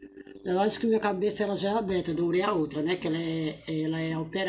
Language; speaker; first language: Portuguese; native; Portuguese